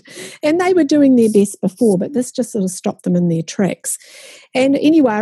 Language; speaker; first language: English; native; English